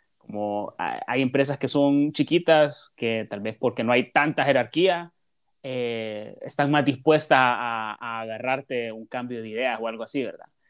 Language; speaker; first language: Spanish; native; Spanish